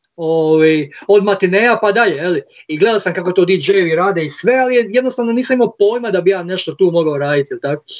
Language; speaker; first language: Croatian; native; Croatian